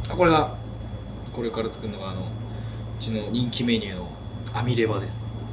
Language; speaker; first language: Japanese; native; Japanese